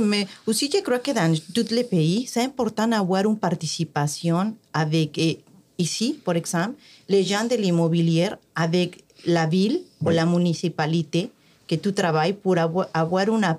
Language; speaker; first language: French; non-native, fluent; Spanish